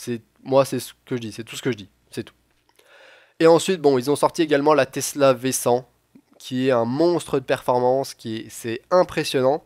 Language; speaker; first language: French; native; French